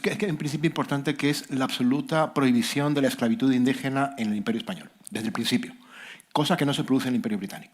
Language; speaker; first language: Spanish; native; Spanish